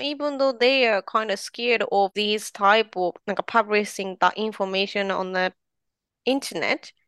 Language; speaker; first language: English; non-native, fluent; Japanese